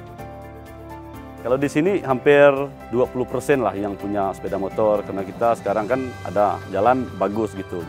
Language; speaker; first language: Indonesian; native; Indonesian